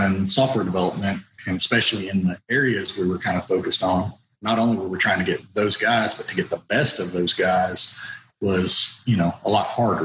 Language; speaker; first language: English; native; English